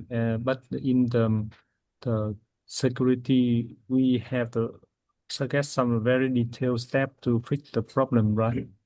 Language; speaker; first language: English; non-native, fluent; Vietnamese